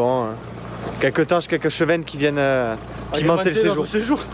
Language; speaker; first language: French; native; French